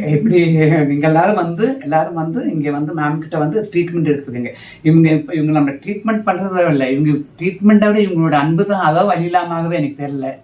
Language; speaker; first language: Tamil; non-native, local second language; Malayalam